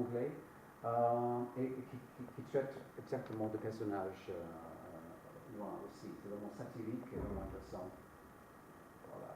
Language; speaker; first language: French; non-native, fluent; English